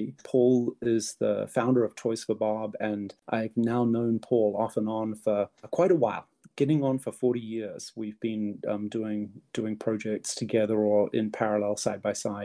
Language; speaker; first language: English; native; English